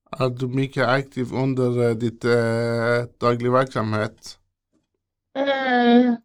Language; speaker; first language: Swedish; non-native, learner; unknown